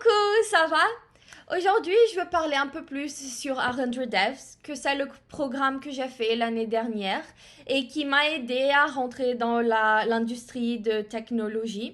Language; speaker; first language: French; non-native, fluent; Portuguese